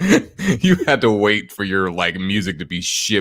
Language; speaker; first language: English; native; English